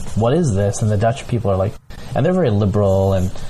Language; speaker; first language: English; early bilingual, other home language; Bangla